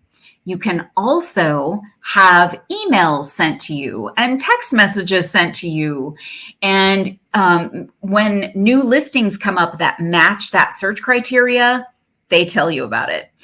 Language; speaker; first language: English; native; English